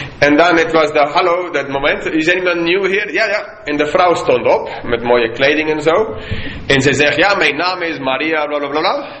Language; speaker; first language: Dutch; non-native, fluent; English